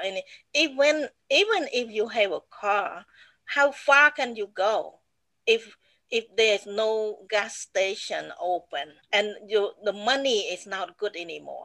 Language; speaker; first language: English; non-native, fluent; Khmer